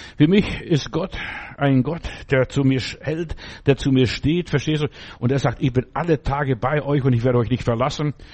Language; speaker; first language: German; early bilingual, other home language; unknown